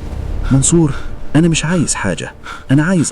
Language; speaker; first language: Arabic; native; Arabic